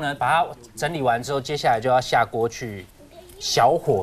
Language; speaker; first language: Chinese; native; Chinese